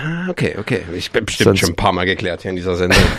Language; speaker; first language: German; native; German